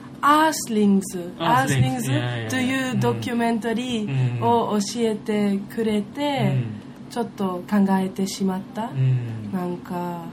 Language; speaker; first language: Japanese; non-native, learner; German